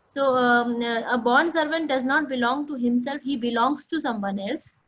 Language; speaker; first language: English; non-native, local second language; Hindi